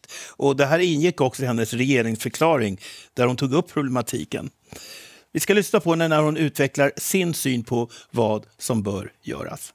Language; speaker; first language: Swedish; native; Swedish